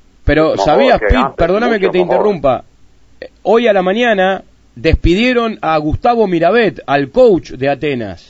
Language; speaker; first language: Spanish; native; Spanish